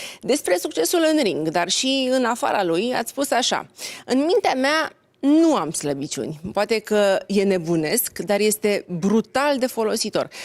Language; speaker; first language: Romanian; native; Romanian